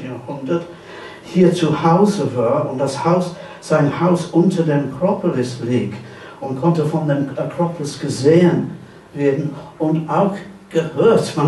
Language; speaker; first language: German; non-native, fluent; English